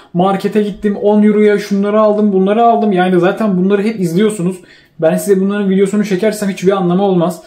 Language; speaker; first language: Turkish; native; Turkish